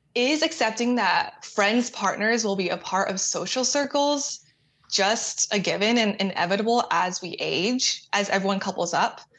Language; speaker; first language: English; native; English